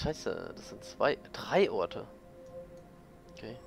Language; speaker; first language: German; native; German